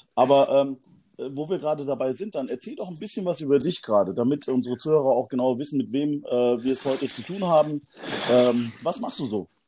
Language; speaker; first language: German; early bilingual, other home language; Turkish